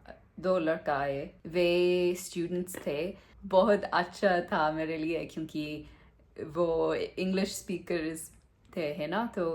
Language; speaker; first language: Hindi; non-native, learner; English